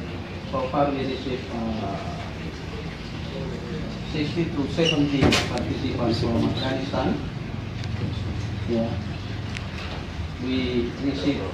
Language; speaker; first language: English; non-native, fluent; Indonesian